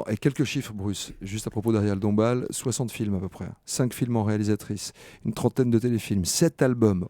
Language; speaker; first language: French; early bilingual, other home language; Greek